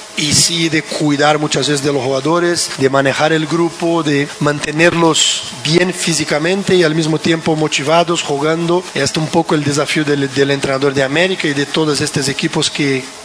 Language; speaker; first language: Spanish; non-native, fluent; Portuguese